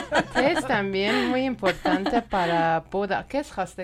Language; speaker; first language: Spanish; non-native, learner; Persian